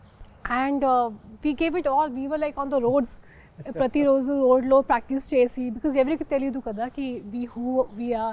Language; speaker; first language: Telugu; non-native, local second language; Hindi